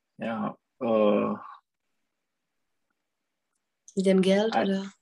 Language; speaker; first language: German; non-native, fluent; Czech